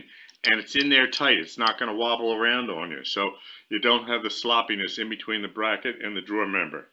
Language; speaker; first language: English; native; English